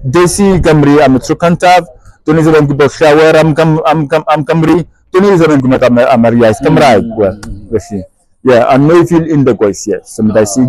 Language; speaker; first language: Welsh; non-native, fluent; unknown